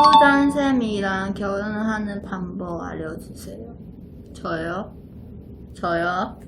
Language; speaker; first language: Korean; non-native, learner; Chinese